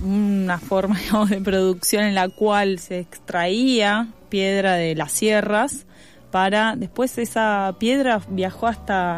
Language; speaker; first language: Spanish; native; Spanish